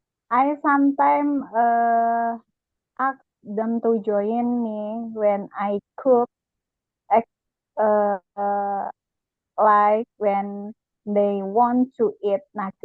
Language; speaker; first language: English; non-native, learner; Indonesian